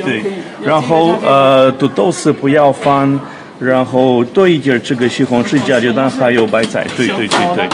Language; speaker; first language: Chinese; non-native, learner; English